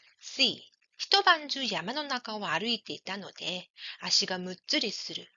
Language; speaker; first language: Japanese; non-native, fluent; Korean